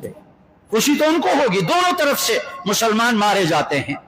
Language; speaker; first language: Urdu; non-native, local second language; Northern Hindko